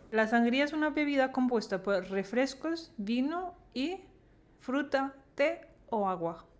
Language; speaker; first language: Spanish; non-native, fluent; Danish